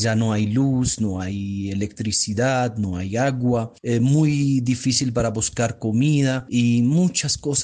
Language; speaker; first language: Spanish; non-native, fluent; Arabic